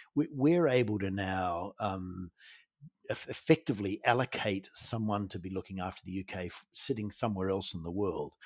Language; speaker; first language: English; native; English